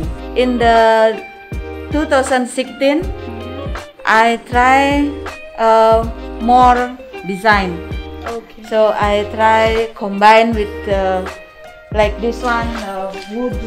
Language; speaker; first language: English; non-native, learner; Indonesian